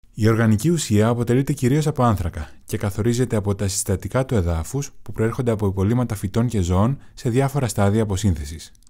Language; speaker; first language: Greek; non-native, learner; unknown